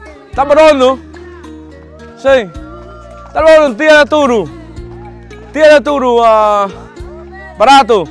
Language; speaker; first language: Portuguese; non-native, learner; Vietnamese